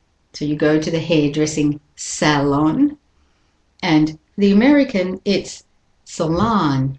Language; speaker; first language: English; native; English